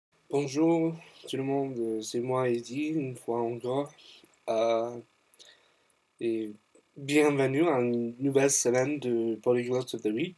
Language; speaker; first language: French; non-native, fluent; English